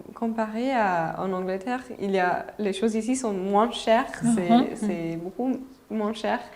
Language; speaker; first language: French; non-native, fluent; English